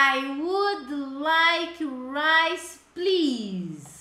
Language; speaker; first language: English; non-native, fluent; Portuguese